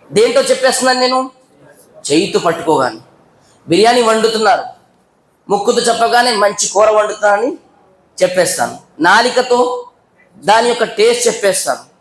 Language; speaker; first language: Telugu; non-native, local second language; Urdu